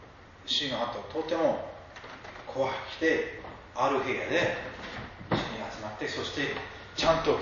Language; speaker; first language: Japanese; non-native, fluent; English